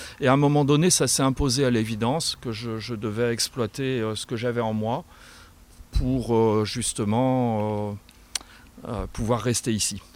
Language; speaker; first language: French; native; French